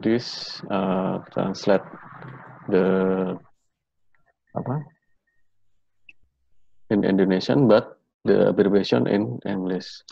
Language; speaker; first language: English; non-native, learner; Indonesian